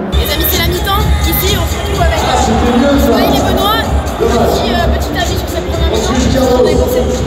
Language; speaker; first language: French; native; French